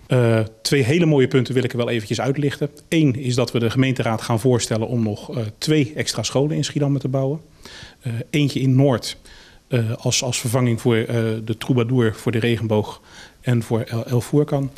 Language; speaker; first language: Dutch; native; Dutch